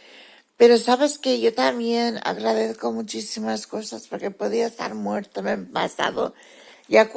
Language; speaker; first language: Spanish; early bilingual, heritage; Spanish